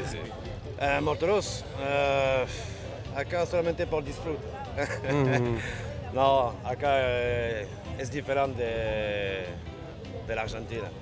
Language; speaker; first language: Spanish; non-native, learner; French